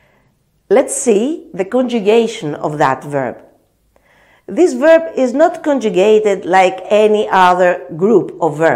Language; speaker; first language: English; non-native, fluent; Greek